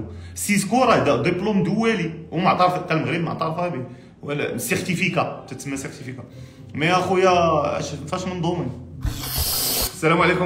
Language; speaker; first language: Arabic; native; Arabic